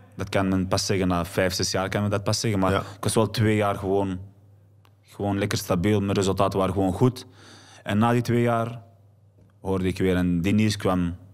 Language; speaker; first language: Dutch; early bilingual, other home language; Arabic